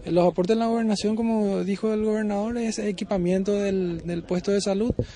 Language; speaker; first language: Spanish; native; Spanish